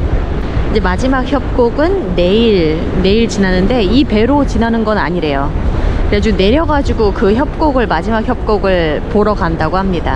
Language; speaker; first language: Korean; native; Korean